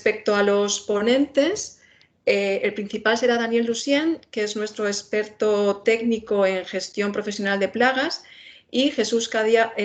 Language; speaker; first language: Spanish; native; Spanish